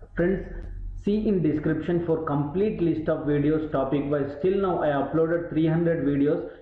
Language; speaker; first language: English; non-native, local second language; Telugu